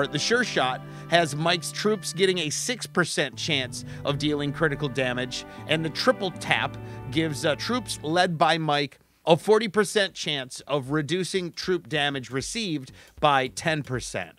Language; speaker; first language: English; native; English